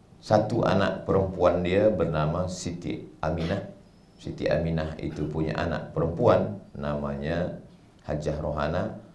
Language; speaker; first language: Malay; native; Malay